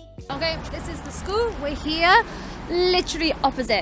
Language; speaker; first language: English; non-native, fluent; Portuguese